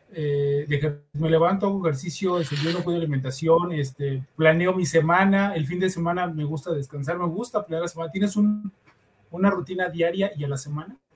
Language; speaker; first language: Spanish; native; Spanish